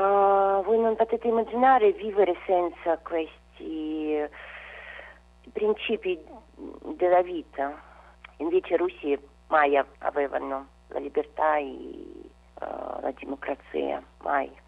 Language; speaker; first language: Italian; non-native, fluent; Russian